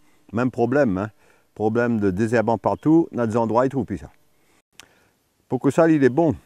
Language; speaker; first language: French; native; French